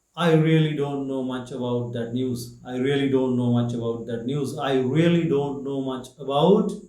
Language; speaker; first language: English; non-native, local second language; Sinhala